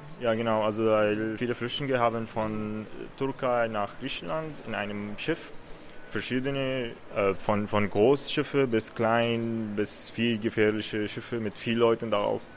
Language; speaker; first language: German; non-native, learner; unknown